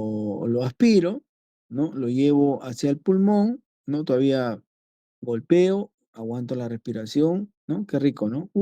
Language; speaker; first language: Spanish; native; Spanish